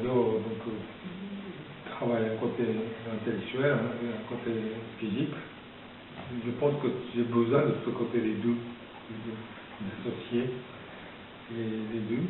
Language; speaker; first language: French; non-native, fluent; Japanese